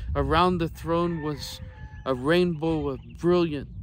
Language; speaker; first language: English; native; English